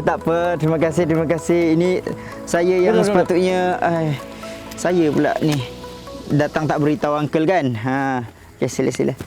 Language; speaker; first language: Malay; native; Malay